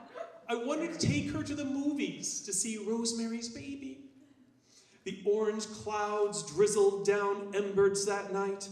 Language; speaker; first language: English; native; English